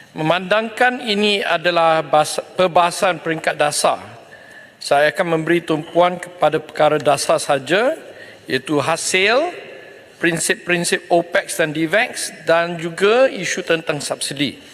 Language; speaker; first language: Malay; non-native, local second language; Chinese